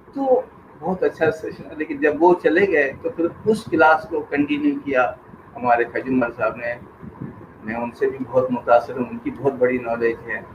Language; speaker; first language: Urdu; non-native, local second language; Sindhi